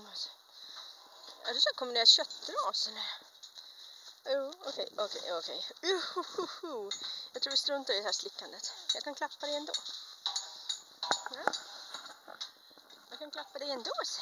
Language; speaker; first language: Swedish; native; Swedish